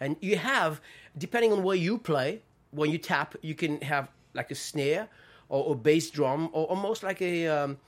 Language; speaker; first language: English; non-native, fluent; French